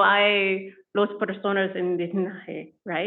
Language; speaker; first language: Spanish; non-native, learner; English